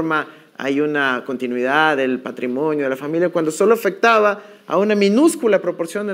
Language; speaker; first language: Spanish; native; Spanish